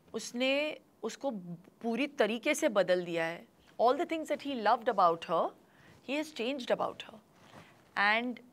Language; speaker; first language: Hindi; non-native, local second language; Tulu